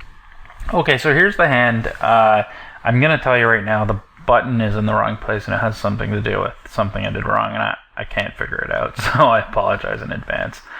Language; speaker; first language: English; native; English